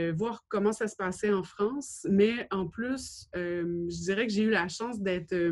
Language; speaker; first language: French; native; French